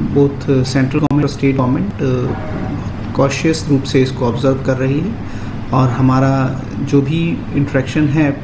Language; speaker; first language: Hindi; native; Hindi